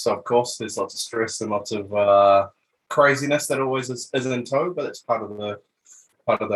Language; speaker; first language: English; native; English